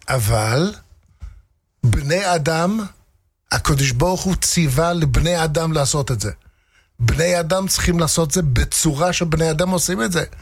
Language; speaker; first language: Hebrew; non-native, fluent; English